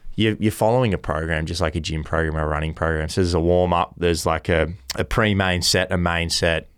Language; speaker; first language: English; native; English